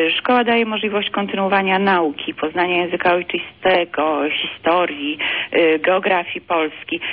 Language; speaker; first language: Polish; native; Polish